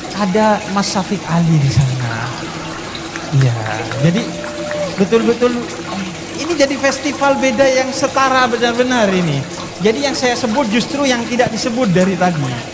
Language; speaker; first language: Indonesian; native; Indonesian